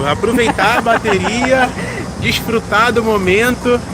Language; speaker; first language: Portuguese; native; Portuguese